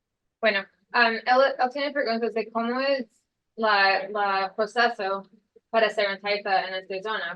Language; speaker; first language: Spanish; non-native, learner; English